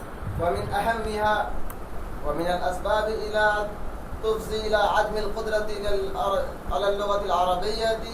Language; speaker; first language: Arabic; non-native, learner; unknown